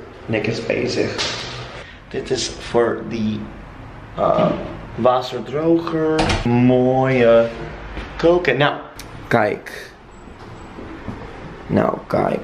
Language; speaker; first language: Dutch; non-native, learner; English